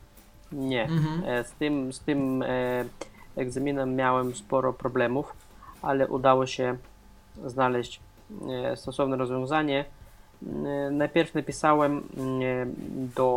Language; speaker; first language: Polish; non-native, fluent; Russian